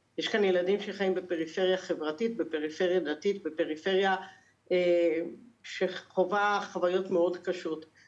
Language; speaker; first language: Hebrew; native; Hebrew